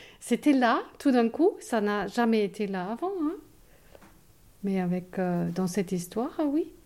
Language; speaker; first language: French; non-native, fluent; German